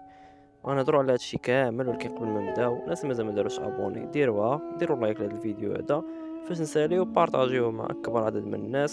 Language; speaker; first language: Arabic; native; Arabic